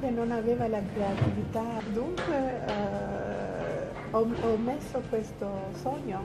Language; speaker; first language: Italian; non-native, fluent; Albanian